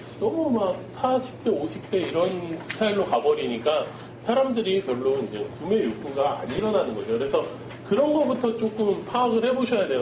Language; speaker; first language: Korean; native; Korean